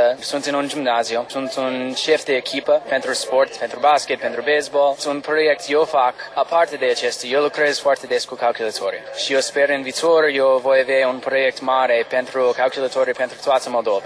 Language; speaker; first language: Romanian; non-native, learner; English